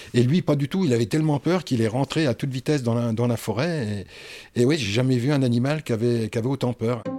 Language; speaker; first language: French; native; French